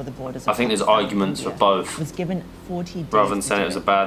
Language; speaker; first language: English; native; English